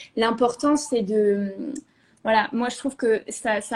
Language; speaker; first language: French; native; French